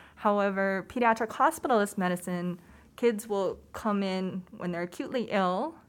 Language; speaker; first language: English; native; English